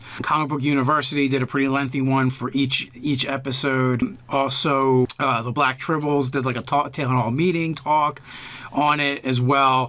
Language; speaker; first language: English; native; English